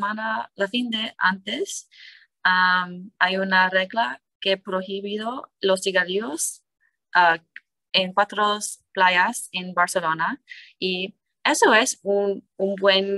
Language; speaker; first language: Spanish; non-native, learner; English